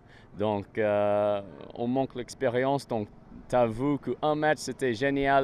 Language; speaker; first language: French; non-native, fluent; English